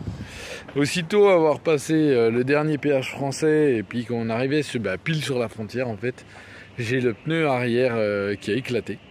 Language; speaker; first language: French; native; French